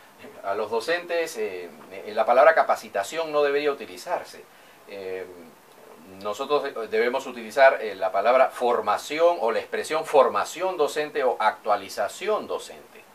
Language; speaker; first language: Spanish; native; Spanish